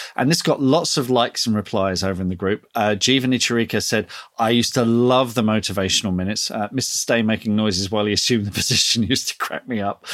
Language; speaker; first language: English; native; English